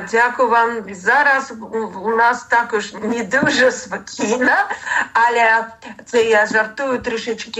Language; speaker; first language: Ukrainian; non-native, learner; Russian